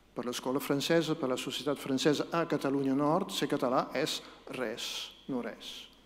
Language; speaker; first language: Catalan; non-native, local second language; French